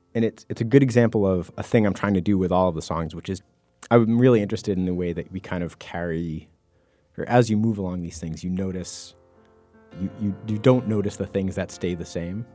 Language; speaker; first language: English; native; English